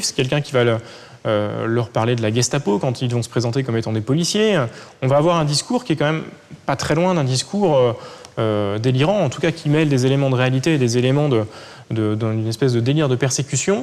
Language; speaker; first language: French; native; French